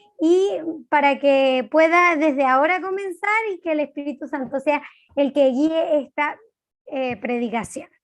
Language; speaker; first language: Spanish; native; Spanish